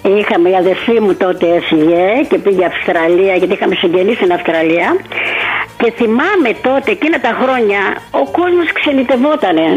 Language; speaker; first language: Greek; native; Greek